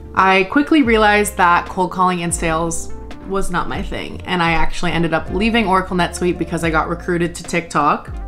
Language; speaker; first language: English; native; English